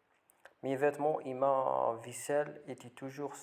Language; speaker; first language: French; non-native, learner; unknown